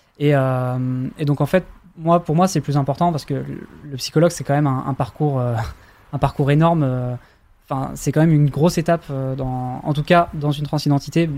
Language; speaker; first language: French; native; French